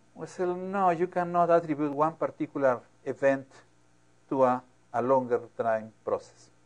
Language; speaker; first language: English; non-native, fluent; Spanish